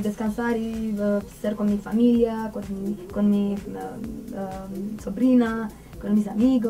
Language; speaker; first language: Spanish; non-native, learner; Romanian